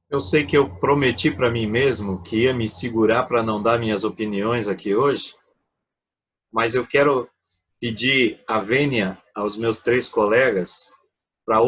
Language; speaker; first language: Portuguese; native; Portuguese